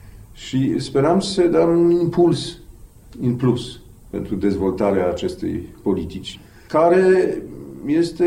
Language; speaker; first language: Romanian; non-native, fluent; Polish